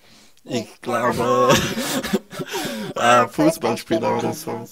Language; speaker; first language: German; non-native, learner; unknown